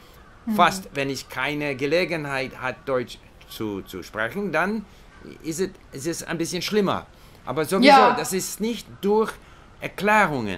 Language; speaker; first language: German; non-native, learner; English